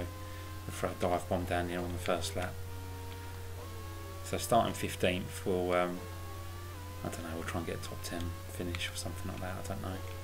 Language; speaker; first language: English; native; English